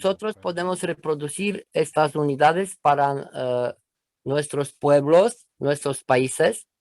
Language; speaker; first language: Spanish; non-native, learner; Romanian